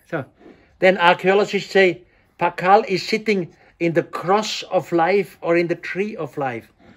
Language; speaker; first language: English; non-native, fluent; German